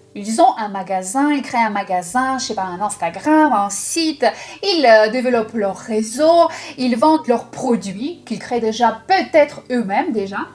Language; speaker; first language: French; non-native, fluent; Russian